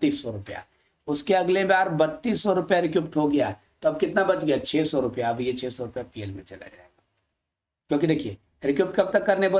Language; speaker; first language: Hindi; native; Hindi